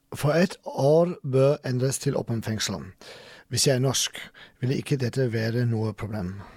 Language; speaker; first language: Norwegian; non-native, learner; German